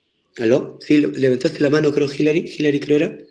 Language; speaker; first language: Spanish; native; Spanish